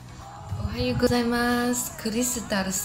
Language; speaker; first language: Japanese; non-native, learner; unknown